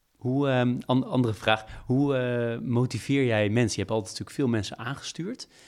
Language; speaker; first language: Dutch; native; Dutch